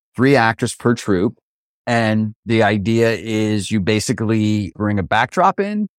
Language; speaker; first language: English; native; English